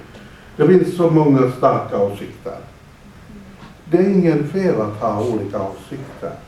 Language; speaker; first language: Swedish; non-native, fluent; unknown